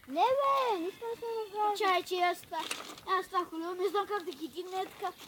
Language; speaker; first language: Bulgarian; native; Bulgarian